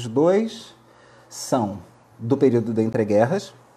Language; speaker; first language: Portuguese; native; Portuguese